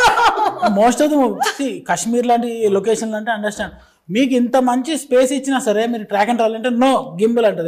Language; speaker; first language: Telugu; native; Telugu